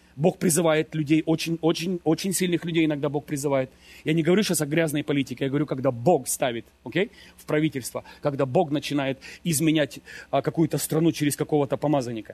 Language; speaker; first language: Russian; native; Russian